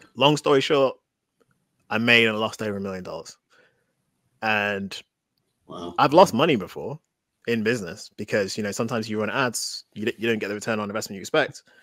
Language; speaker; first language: English; native; English